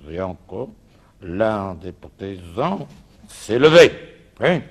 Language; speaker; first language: French; non-native, local second language; Arabic